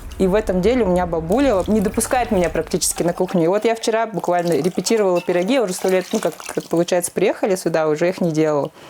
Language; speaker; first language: Russian; native; Russian